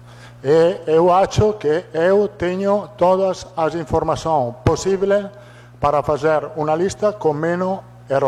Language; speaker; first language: Portuguese; non-native, fluent; Italian